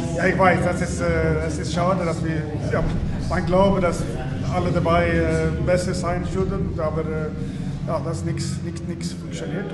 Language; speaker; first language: German; non-native, fluent; Swedish